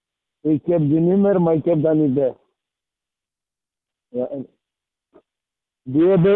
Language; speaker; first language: Dutch; non-native, fluent; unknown